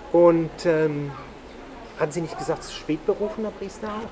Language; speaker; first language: German; native; German